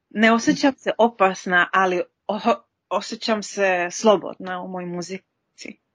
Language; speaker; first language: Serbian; early bilingual, heritage; Serbian